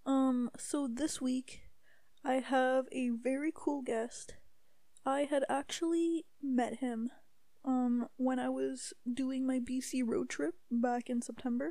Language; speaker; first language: English; native; English